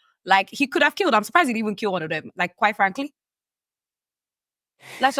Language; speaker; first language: English; native; English